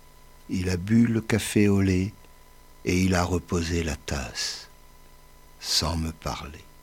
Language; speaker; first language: French; native; French